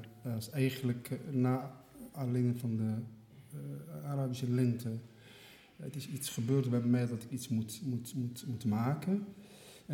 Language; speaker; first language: Dutch; non-native, fluent; Arabic